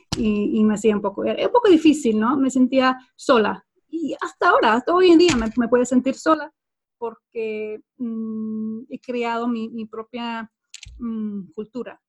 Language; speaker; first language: Spanish; non-native, fluent; Swedish